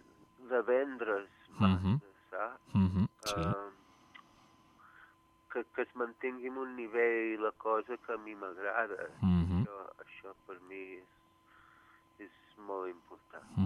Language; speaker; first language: Catalan; early bilingual, heritage; Catalan